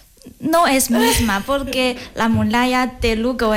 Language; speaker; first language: Spanish; non-native, learner; Chinese